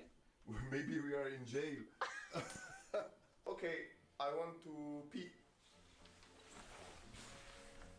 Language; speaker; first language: English; non-native, learner; French